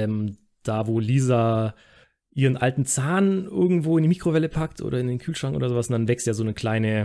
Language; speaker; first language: German; native; German